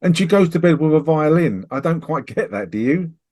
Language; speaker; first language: English; native; English